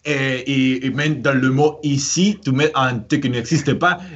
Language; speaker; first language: French; non-native, fluent; Spanish